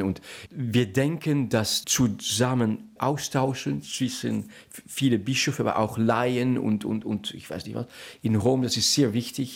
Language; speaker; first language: German; non-native, fluent; Dutch